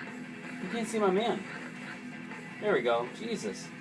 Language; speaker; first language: English; native; English